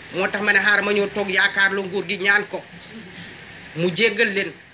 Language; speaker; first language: Wolof; non-native, local second language; Jola-Fonyi